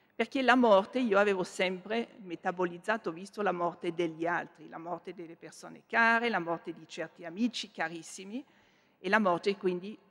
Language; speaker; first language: Italian; non-native, fluent; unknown